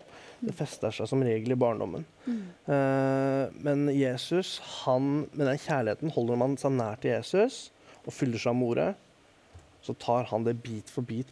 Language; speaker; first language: Norwegian; native; Norwegian